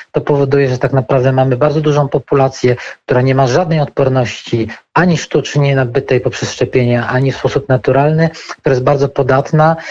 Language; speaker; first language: Polish; native; Polish